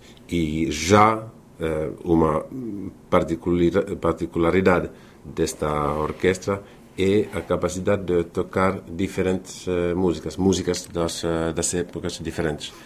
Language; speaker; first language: Portuguese; non-native, fluent; Finnish